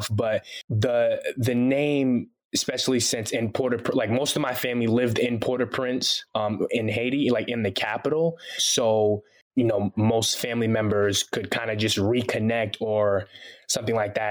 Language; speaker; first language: English; early bilingual, other home language; Haitian Creole